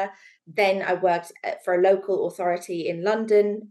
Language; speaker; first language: English; native; English